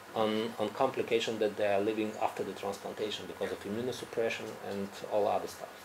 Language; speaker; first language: English; non-native, fluent; Romanian